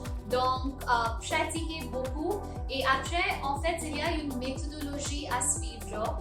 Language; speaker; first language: French; non-native, fluent; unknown